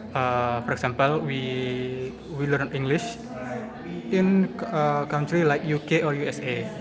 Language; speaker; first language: English; non-native, learner; Indonesian